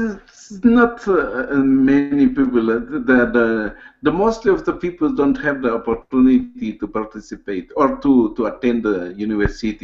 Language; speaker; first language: English; non-native, learner; Spanish